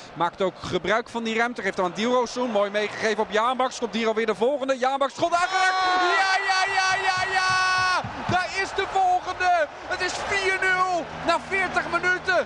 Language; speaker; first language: Dutch; native; Dutch